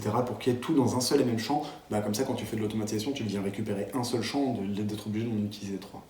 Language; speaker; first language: French; native; French